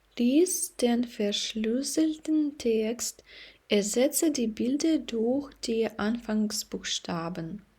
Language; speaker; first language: German; non-native, fluent; Ukrainian